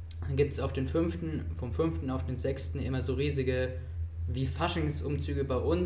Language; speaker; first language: German; native; German